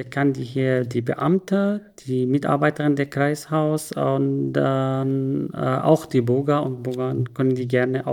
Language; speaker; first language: German; non-native, learner; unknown